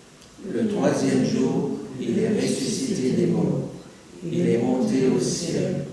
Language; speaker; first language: French; native; French